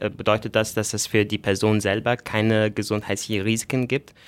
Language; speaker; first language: German; non-native, fluent; Arabic